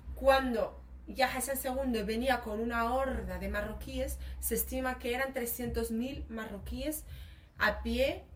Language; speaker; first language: Spanish; early bilingual, other home language; Arabic